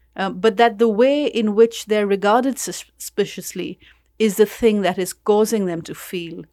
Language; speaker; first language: English; non-native, local second language; Urdu